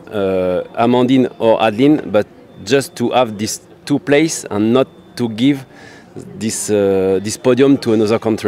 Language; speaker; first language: English; non-native, fluent; French